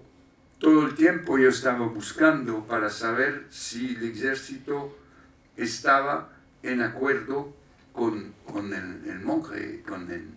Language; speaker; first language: Spanish; non-native, fluent; French